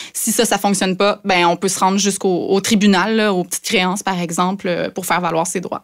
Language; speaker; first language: French; native; French